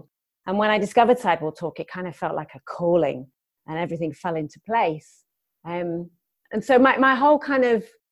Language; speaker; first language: English; native; English